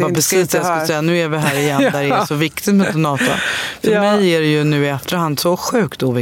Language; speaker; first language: Swedish; native; Swedish